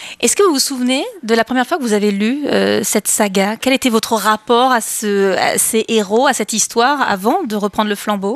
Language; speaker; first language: French; native; French